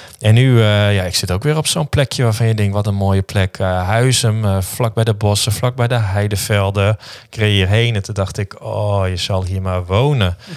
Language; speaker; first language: Dutch; native; Dutch